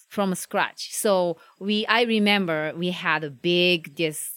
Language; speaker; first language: English; non-native, learner; Japanese